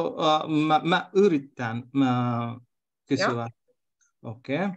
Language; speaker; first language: Finnish; non-native, learner; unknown